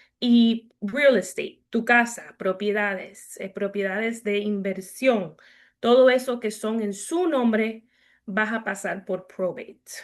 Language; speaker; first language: Spanish; early bilingual, heritage; Spanish